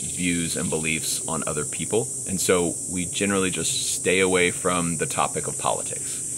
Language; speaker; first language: English; native; English